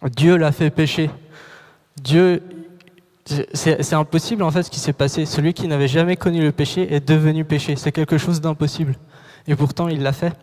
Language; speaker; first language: French; native; French